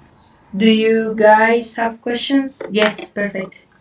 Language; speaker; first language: English; non-native, fluent; Spanish